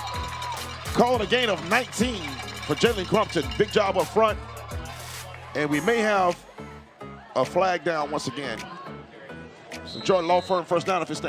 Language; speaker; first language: English; native; English